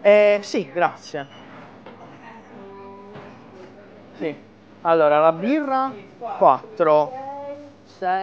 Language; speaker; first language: Italian; non-native, fluent; Portuguese